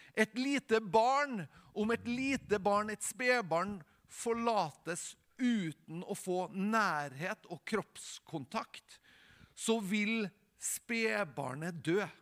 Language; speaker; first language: Norwegian; native; Norwegian